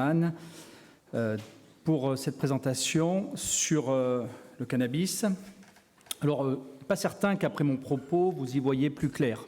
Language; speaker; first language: French; native; French